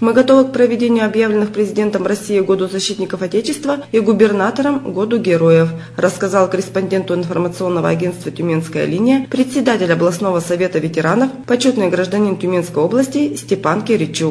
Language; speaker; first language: Russian; native; Russian